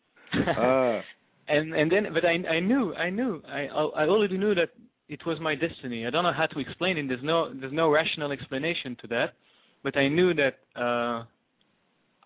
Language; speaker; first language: English; non-native, fluent; French